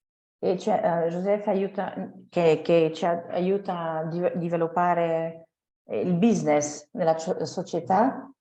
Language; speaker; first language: Italian; non-native, fluent; French